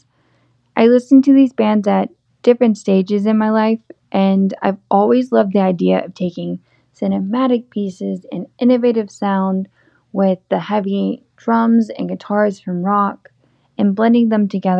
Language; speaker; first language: English; native; English